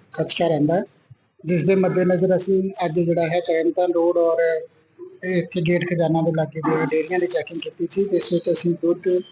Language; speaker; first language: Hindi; non-native, local second language; Punjabi